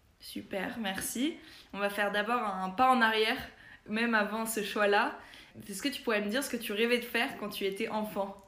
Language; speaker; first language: French; native; French